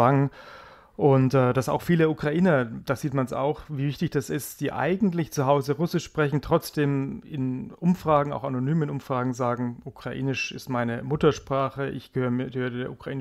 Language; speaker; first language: German; native; German